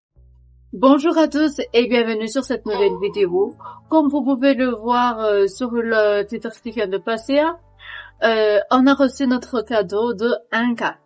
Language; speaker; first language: French; non-native, local second language; Malagasy